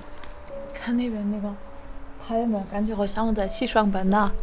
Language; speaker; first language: Chinese; early bilingual, heritage; Chinese